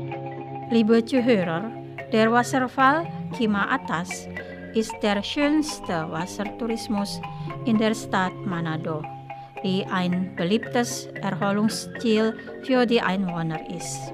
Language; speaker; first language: German; non-native, fluent; Indonesian